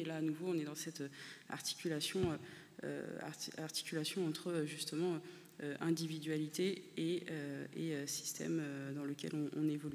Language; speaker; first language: French; native; French